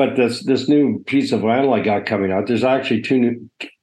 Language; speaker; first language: English; native; English